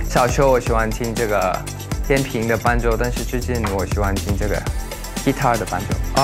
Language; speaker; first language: Chinese; non-native, fluent; Thai